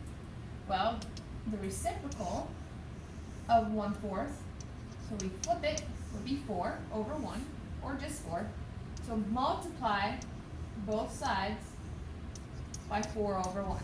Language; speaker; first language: English; native; English